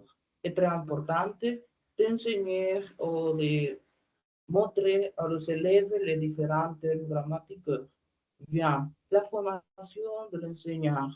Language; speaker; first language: French; non-native, learner; Spanish